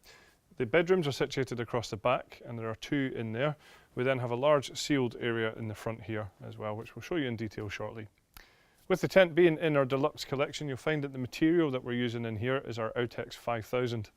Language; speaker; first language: English; native; English